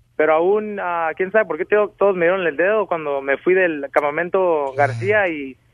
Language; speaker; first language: Spanish; early bilingual, heritage; Spanish